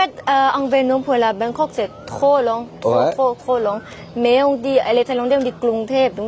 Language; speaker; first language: French; non-native, learner; Thai